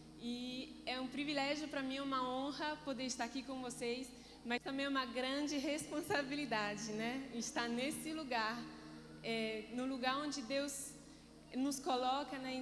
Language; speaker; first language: Portuguese; non-native, fluent; Italian